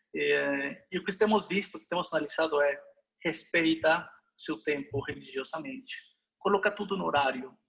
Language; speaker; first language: Portuguese; non-native, fluent; Spanish